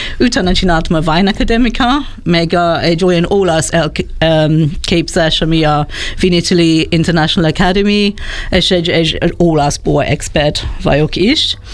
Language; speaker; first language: Hungarian; non-native, fluent; English